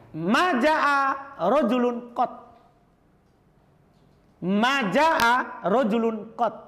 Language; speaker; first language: Indonesian; native; Indonesian